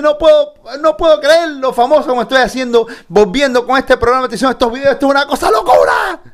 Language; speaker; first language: Spanish; early bilingual, heritage; Spanish